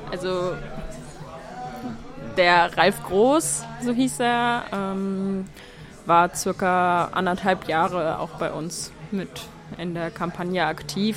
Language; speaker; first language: German; native; German